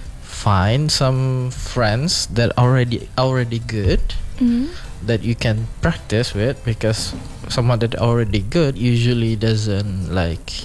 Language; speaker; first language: English; non-native, fluent; Indonesian